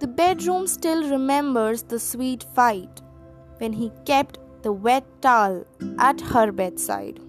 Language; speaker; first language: English; non-native, local second language; Hindi